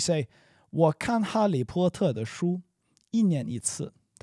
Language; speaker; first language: Chinese; non-native, learner; English